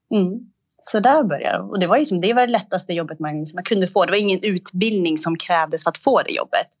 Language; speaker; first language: Swedish; early bilingual, other home language; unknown